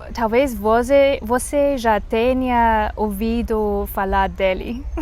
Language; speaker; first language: Portuguese; non-native, learner; Chinese